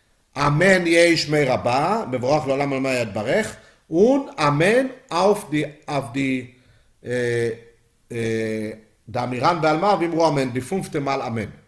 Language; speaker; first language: German; non-native, fluent; Yiddish